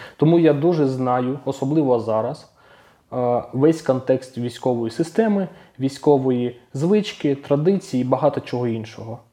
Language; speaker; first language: Ukrainian; non-native, local second language; Russian